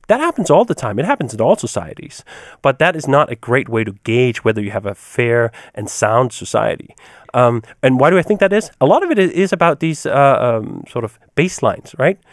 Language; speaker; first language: English; non-native, fluent; Danish